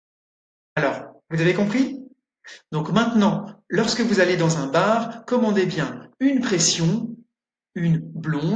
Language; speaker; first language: French; native; French